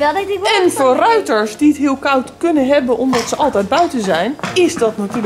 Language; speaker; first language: Dutch; native; Dutch